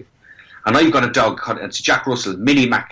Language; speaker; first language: English; native; English